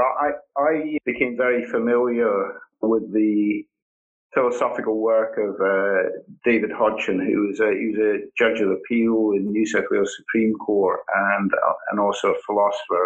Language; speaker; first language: English; native; English